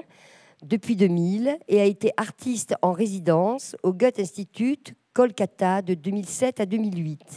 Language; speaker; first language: French; native; French